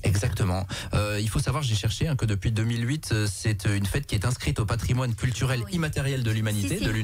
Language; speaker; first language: French; native; French